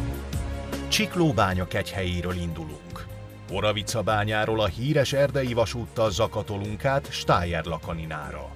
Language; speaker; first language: Hungarian; native; Hungarian